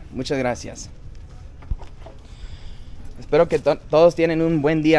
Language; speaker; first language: Spanish; non-native, fluent; English